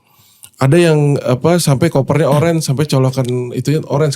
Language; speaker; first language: Indonesian; native; Indonesian